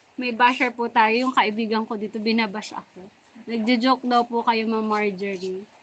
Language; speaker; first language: Filipino; non-native, local second language; Bikol